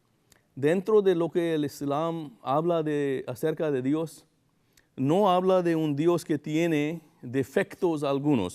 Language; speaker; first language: Spanish; non-native, fluent; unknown